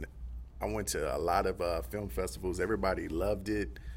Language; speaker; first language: English; native; English